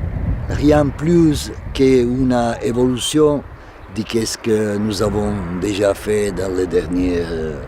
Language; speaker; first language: French; non-native, fluent; Italian